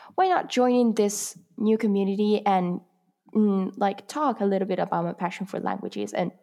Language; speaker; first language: English; non-native, fluent; Italian